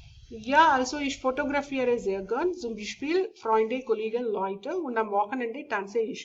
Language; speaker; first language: German; non-native, learner; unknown